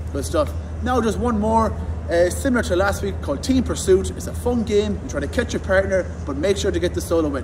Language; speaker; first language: English; native; English